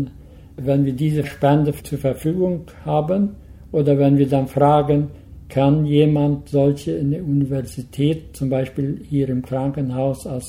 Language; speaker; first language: German; early bilingual, heritage; Low German